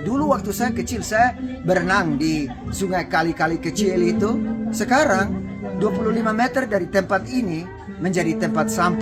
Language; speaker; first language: Indonesian; non-native, local second language; English